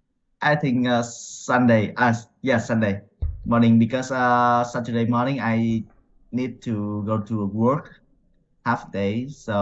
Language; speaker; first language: English; non-native, learner; Vietnamese